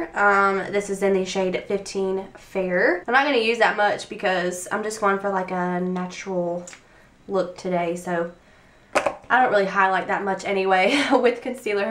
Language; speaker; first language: English; native; English